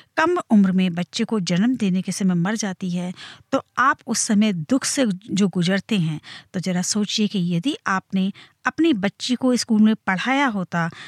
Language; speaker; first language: Hindi; native; Hindi